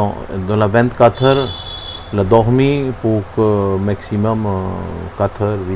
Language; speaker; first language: French; non-native, learner; Hindi